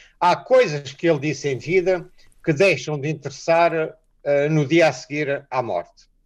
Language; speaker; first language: Portuguese; native; Portuguese